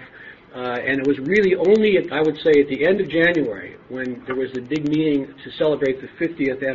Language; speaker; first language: English; native; English